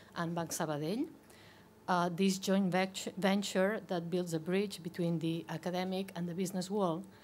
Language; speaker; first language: English; non-native, fluent; Catalan